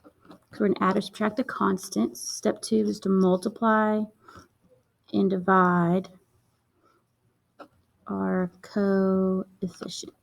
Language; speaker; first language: English; native; English